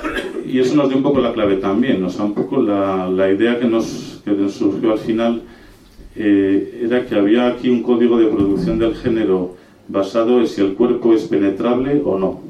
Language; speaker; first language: Spanish; native; Spanish